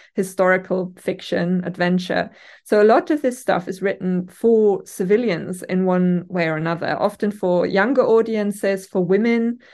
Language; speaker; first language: English; non-native, fluent; German